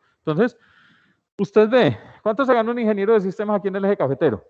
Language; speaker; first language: Spanish; native; Spanish